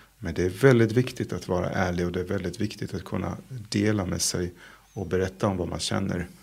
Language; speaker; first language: Swedish; non-native, fluent; Hebrew